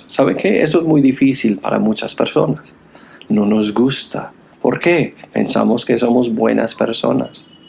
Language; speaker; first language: Spanish; non-native, fluent; English